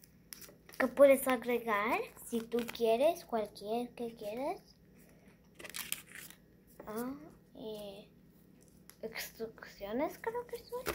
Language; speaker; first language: Spanish; early bilingual, heritage; Spanish